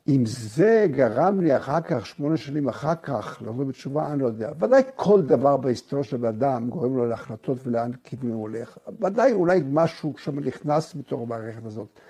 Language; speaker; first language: Hebrew; native; Hebrew